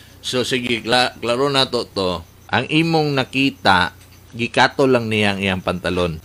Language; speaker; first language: Cebuano; native; Cebuano